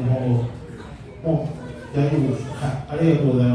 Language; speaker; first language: Japanese; non-native, learner; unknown